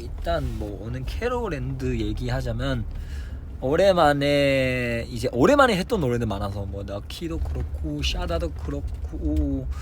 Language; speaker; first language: Korean; non-native, fluent; Chinese